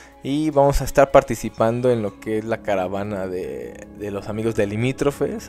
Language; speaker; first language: Spanish; native; Spanish